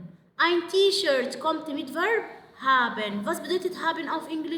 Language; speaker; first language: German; non-native, fluent; Arabic